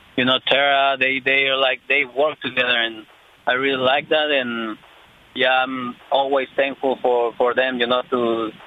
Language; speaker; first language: English; non-native, fluent; Spanish